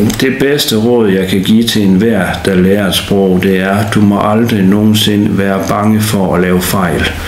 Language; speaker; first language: Danish; native; Danish